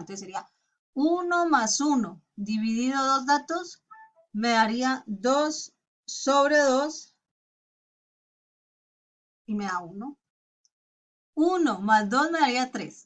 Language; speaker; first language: Spanish; native; Spanish